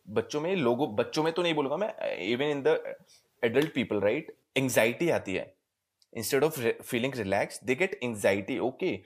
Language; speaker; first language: Hindi; native; Hindi